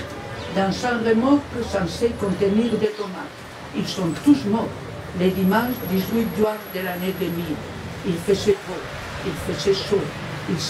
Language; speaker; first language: French; non-native, fluent; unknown